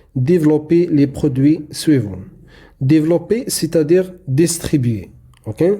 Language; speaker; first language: French; non-native, local second language; Arabic